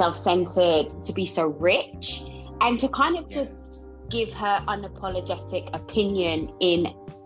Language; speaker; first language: English; native; English